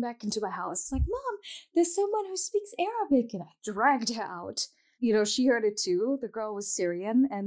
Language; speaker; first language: English; non-native, fluent; German